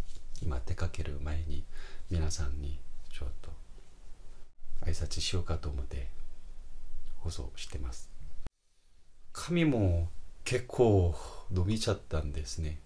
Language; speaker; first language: Japanese; non-native, fluent; Korean